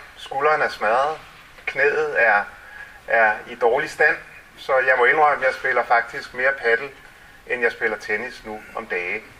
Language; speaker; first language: Danish; early bilingual, other home language; English